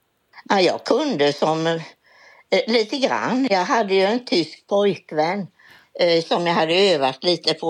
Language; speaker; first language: Swedish; native; Swedish